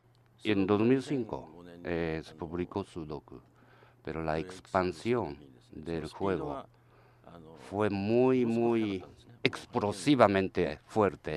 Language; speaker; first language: Spanish; non-native, learner; Japanese